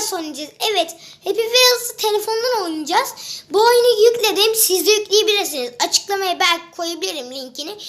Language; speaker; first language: Turkish; native; Turkish